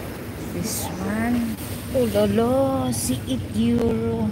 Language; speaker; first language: English; non-native, local second language; Filipino